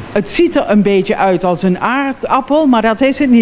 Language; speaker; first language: Dutch; native; Dutch